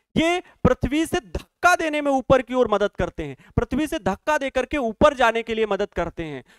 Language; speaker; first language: Hindi; native; Hindi